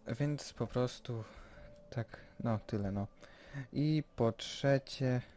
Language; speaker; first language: Polish; early bilingual, heritage; Polish